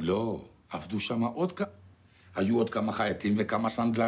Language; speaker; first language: Hebrew; non-native, fluent; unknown